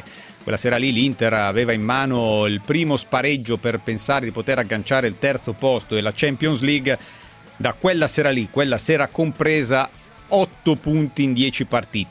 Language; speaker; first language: Italian; native; Italian